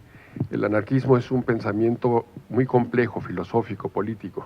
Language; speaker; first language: Spanish; native; Spanish